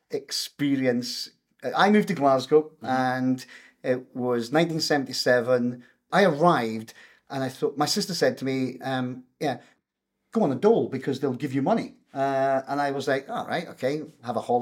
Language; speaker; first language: English; native; English